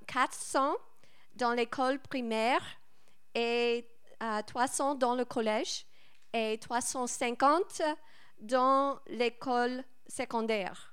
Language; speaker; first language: French; non-native, learner; English